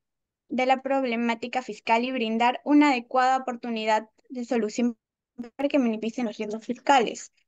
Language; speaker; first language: Spanish; native; Spanish